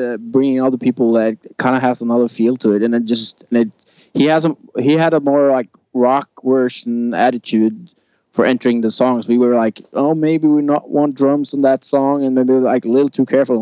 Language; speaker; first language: English; non-native, fluent; Norwegian